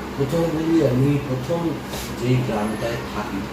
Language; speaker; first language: Bangla; native; Bangla